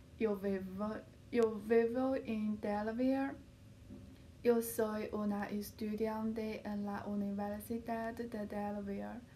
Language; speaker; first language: Spanish; non-native, learner; Chinese